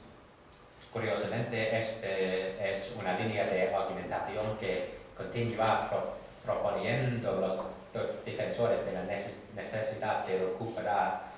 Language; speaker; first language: Spanish; non-native, fluent; English